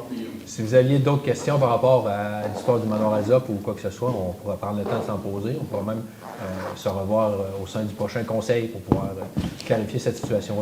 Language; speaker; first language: French; native; French